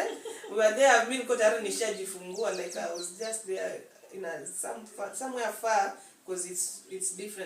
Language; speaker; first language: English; non-native, local second language; Swahili